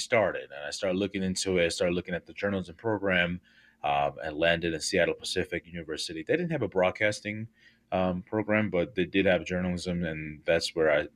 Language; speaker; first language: English; non-native, fluent; Korean